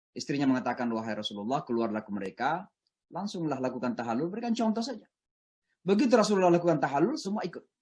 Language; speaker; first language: Indonesian; non-native, local second language; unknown